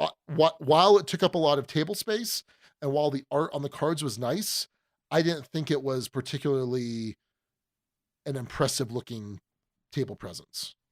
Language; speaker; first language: English; native; English